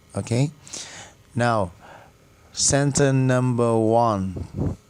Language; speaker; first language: English; non-native, fluent; Vietnamese